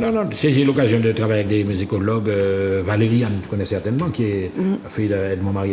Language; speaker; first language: French; native; French